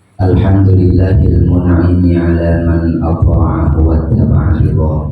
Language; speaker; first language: Indonesian; native; Indonesian